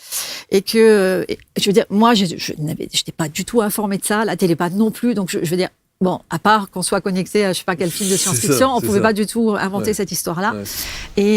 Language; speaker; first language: French; native; French